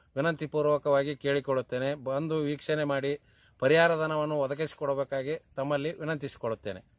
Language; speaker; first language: Kannada; native; Kannada